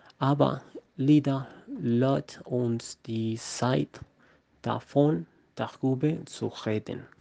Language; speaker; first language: German; non-native, learner; Spanish